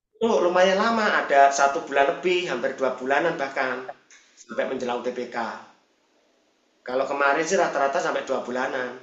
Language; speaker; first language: Indonesian; native; Indonesian